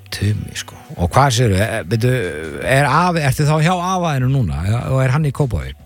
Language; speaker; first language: Icelandic; native; Icelandic